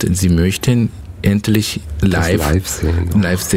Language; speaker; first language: German; non-native, learner; Korean